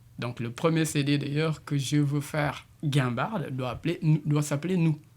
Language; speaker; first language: French; non-native, local second language; Jola-Fonyi